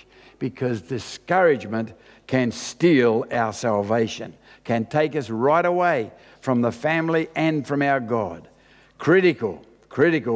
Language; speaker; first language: English; native; English